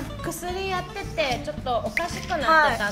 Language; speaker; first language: Japanese; native; Japanese